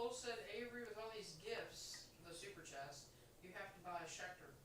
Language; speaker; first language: English; native; English